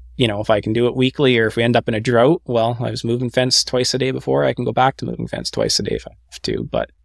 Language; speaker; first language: English; native; English